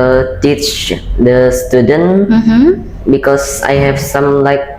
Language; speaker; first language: English; non-native, learner; Indonesian